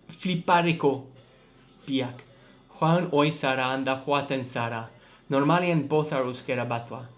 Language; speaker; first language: Basque; non-native, learner; English